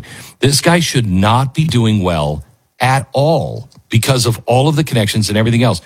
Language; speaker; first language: English; native; English